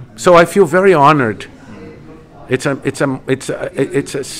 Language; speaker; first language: English; non-native, fluent; Portuguese